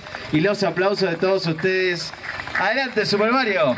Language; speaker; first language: Spanish; native; Spanish